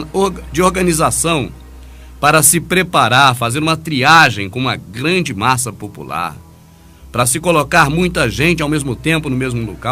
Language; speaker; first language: Portuguese; native; Portuguese